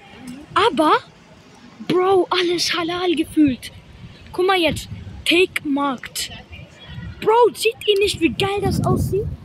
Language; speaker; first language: German; early bilingual, other home language; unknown